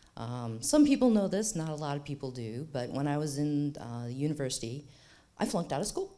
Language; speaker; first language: English; native; English